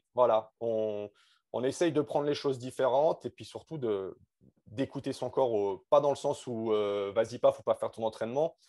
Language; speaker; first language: French; native; French